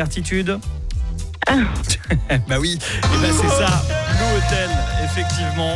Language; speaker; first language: French; native; French